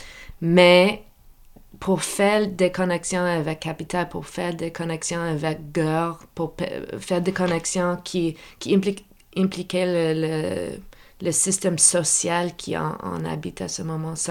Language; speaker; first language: French; non-native, local second language; English